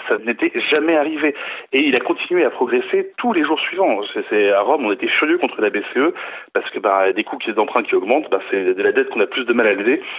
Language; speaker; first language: French; native; French